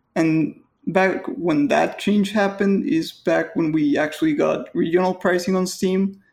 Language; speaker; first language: English; non-native, fluent; Spanish